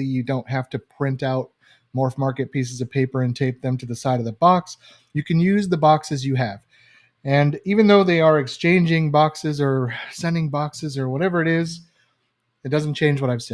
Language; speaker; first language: English; native; English